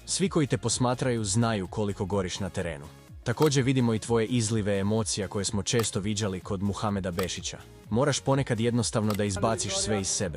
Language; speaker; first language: Croatian; native; Croatian